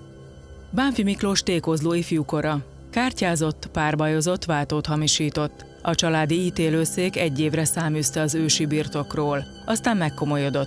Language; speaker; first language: Hungarian; native; Hungarian